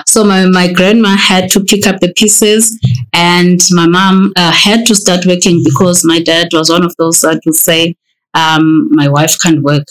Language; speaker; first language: English; non-native, local second language; Xhosa